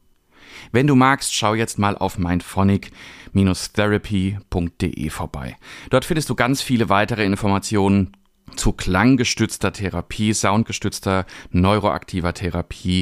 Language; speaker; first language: German; native; German